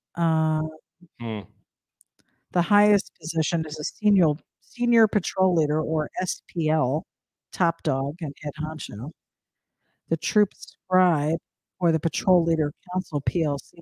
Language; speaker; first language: English; native; English